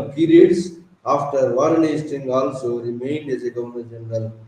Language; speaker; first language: English; non-native, local second language; Telugu